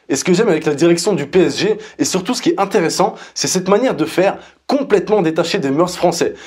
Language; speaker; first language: French; native; French